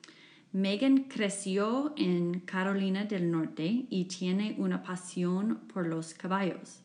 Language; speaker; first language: Spanish; non-native, fluent; English